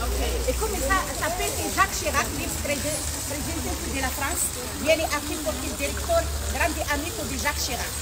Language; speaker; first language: Spanish; non-native, learner; Arabic